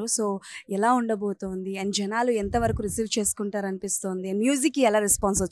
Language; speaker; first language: Telugu; native; Telugu